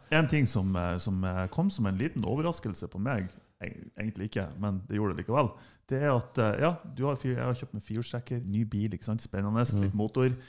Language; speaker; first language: Norwegian; non-native, fluent; German